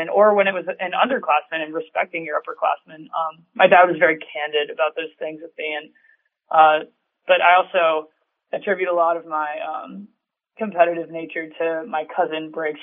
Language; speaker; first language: English; native; English